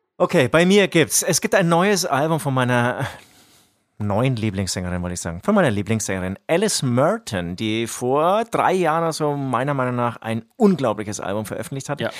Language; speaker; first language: German; native; German